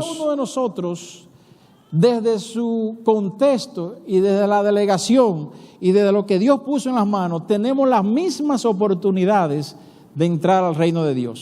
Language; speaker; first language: Spanish; native; Spanish